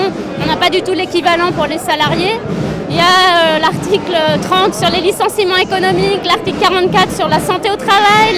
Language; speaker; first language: French; native; French